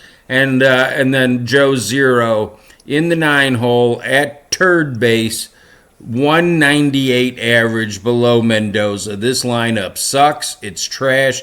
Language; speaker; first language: English; native; English